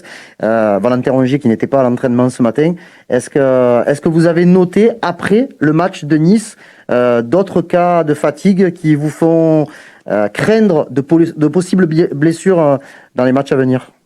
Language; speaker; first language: French; native; French